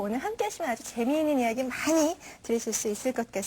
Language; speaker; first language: Korean; native; Korean